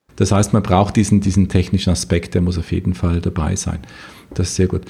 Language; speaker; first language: German; native; German